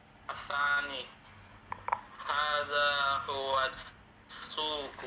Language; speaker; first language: Arabic; non-native, learner; Indonesian